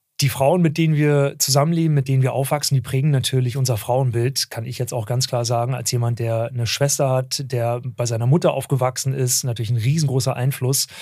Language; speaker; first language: German; early bilingual, other home language; Turkish